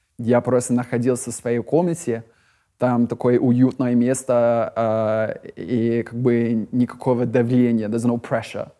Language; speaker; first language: Russian; non-native, fluent; English